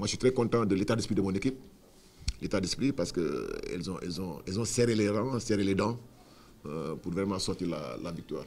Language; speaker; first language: French; non-native, local second language; Wolof